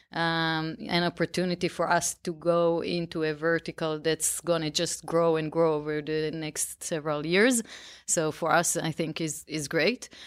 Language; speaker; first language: English; non-native, fluent; Hebrew